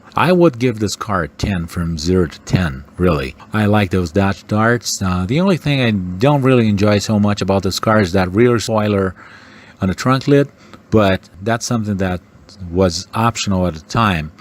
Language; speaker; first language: English; non-native, fluent; Portuguese